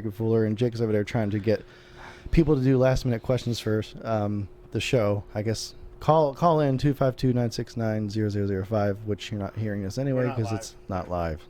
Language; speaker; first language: English; native; English